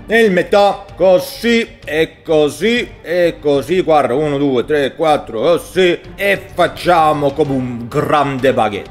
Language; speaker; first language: Italian; non-native, learner; Swedish